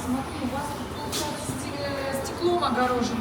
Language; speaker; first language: Russian; native; Russian